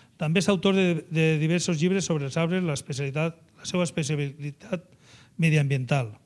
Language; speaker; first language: Catalan; native; Catalan